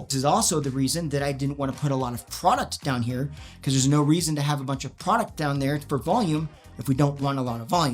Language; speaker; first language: English; native; English